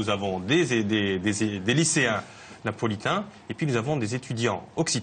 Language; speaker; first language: French; native; French